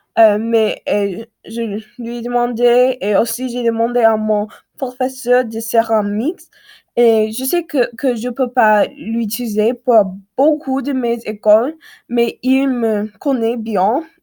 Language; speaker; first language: French; non-native, learner; English